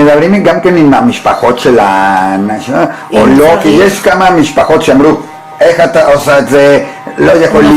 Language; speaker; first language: Hebrew; non-native, learner; Spanish